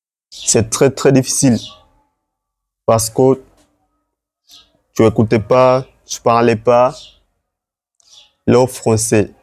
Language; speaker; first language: French; non-native, learner; Swahili